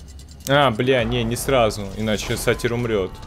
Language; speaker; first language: Russian; native; Russian